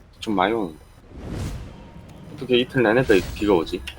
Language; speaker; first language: Korean; native; Korean